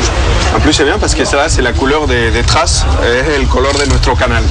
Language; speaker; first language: French; native; French